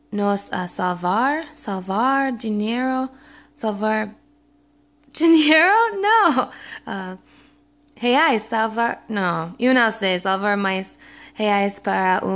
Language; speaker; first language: Portuguese; non-native, learner; English